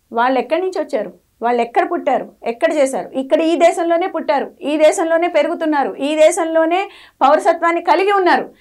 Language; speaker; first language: Telugu; native; Telugu